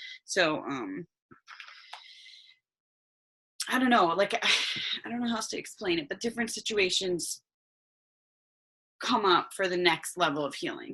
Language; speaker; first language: English; native; English